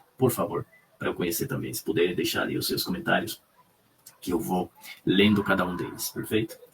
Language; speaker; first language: Portuguese; non-native, fluent; Spanish